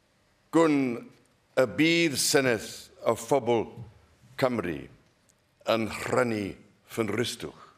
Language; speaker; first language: Welsh; non-native, learner; English